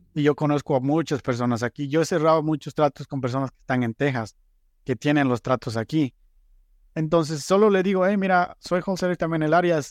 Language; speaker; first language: Spanish; native; Spanish